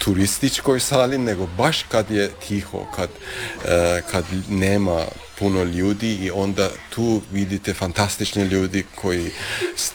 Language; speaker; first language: Croatian; non-native, fluent; Persian